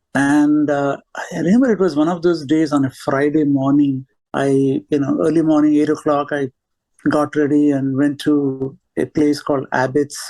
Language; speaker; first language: English; non-native, local second language; Telugu